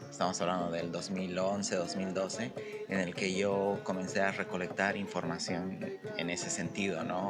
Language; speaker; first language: Spanish; native; Spanish